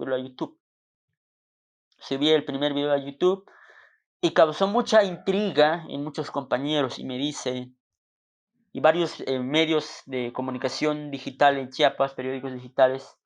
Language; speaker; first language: Spanish; non-native, local second language; Tzotzil